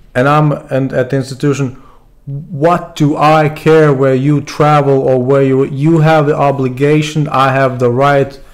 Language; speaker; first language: English; non-native, fluent; Latvian